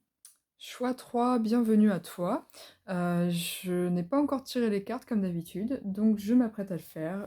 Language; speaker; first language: French; native; French